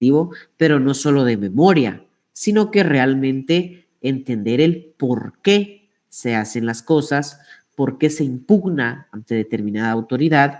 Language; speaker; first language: Spanish; native; Spanish